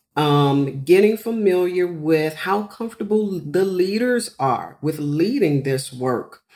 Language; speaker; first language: English; native; English